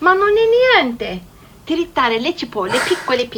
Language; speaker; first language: Italian; non-native, fluent; Turkish